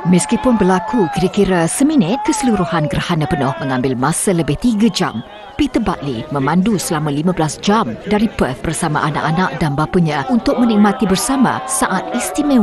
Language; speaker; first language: Malay; native; Malay